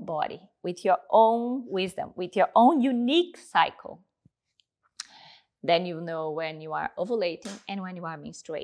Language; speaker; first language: English; non-native, fluent; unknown